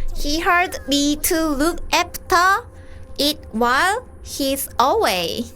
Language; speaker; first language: English; non-native, learner; Korean